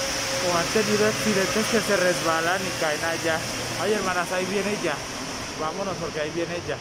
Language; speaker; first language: Spanish; native; Spanish